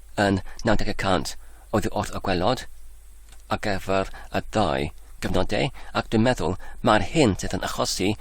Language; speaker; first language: Welsh; non-native, learner; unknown